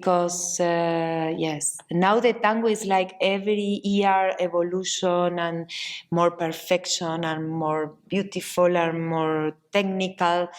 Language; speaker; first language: English; non-native, learner; Spanish